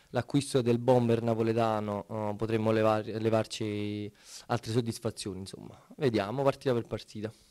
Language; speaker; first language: Italian; native; Italian